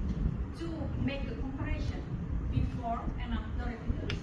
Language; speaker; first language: English; non-native, fluent; Indonesian